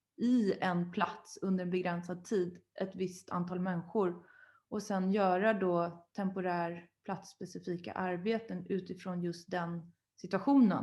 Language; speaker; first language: Swedish; native; Swedish